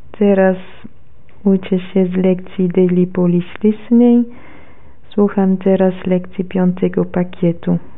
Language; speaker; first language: Polish; non-native, learner; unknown